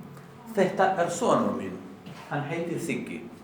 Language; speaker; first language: Icelandic; non-native, learner; Spanish